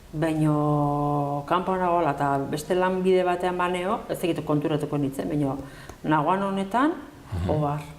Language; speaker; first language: Basque; native; Basque